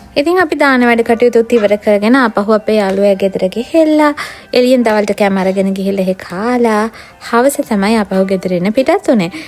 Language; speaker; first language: Sinhala; native; Sinhala